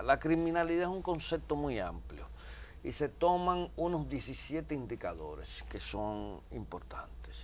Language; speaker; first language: Spanish; native; Spanish